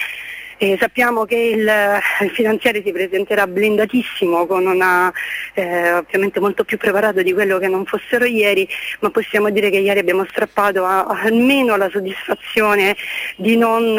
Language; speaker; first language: Italian; native; Italian